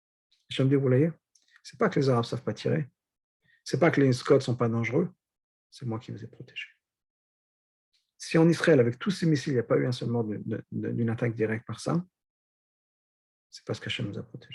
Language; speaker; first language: French; native; French